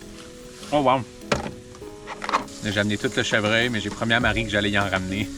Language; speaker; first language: French; native; French